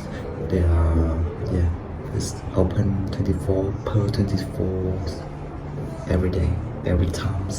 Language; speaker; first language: English; non-native, learner; Vietnamese